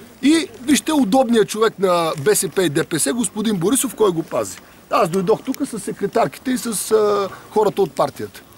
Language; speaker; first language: Bulgarian; native; Bulgarian